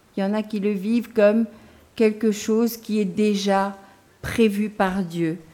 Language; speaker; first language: French; non-native, local second language; Gujarati